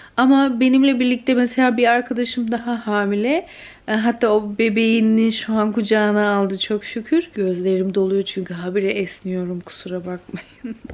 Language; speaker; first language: Turkish; early bilingual, heritage; Turkish